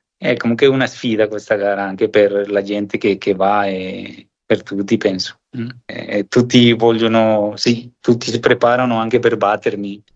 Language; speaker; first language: Italian; non-native, fluent; Spanish